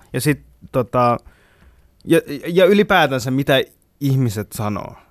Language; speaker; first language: Finnish; early bilingual, other home language; Bangla